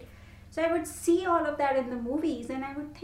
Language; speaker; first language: English; non-native, local second language; Hindi